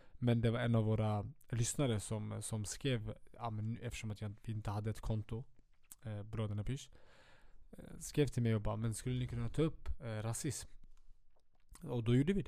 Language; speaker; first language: Swedish; early bilingual, other home language; Kurdish